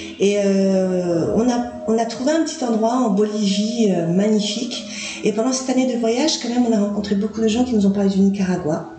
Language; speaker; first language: French; native; French